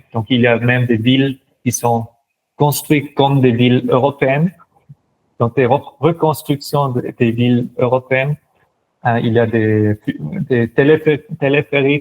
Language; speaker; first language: French; non-native, local second language; German